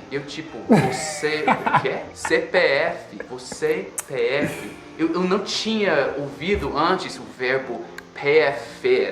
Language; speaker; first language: Portuguese; non-native, fluent; English